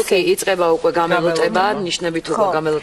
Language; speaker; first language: Georgian; native; Georgian